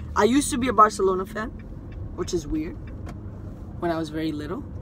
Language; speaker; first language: English; early bilingual, other home language; Spanish